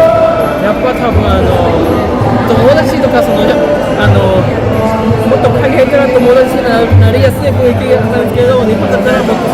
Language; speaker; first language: Japanese; non-native, fluent; Khmer